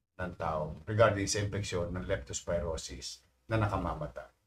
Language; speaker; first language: Filipino; native; Filipino